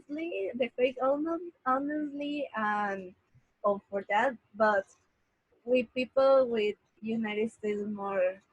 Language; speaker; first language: English; non-native, learner; Spanish